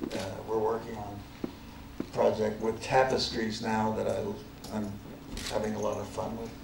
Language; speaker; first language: English; native; English